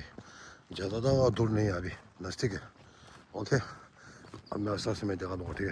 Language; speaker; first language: Hindi; non-native, local second language; Tibetan